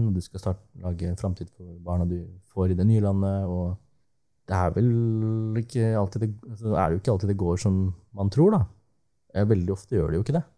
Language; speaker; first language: Norwegian; early bilingual, other home language; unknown